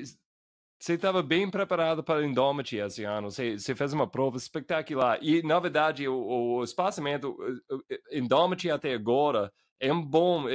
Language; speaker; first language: Portuguese; non-native, fluent; English